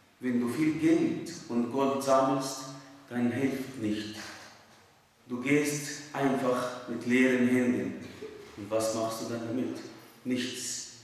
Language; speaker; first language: German; non-native, fluent; Arabic